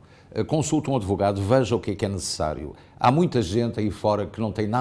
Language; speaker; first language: Portuguese; native; Portuguese